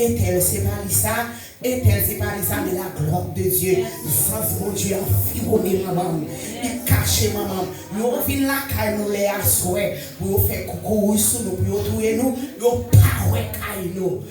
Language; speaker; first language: French; non-native, local second language; Haitian Creole